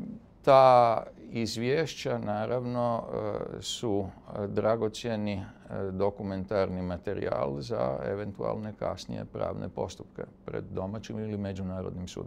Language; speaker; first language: Serbian; native; Serbian